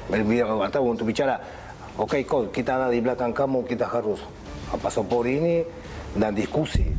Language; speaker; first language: Indonesian; non-native, fluent; Spanish